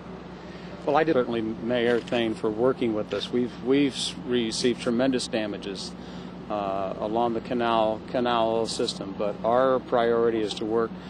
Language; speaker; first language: English; native; English